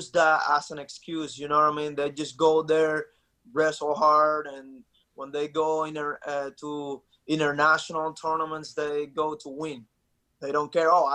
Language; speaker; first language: English; non-native, fluent; Spanish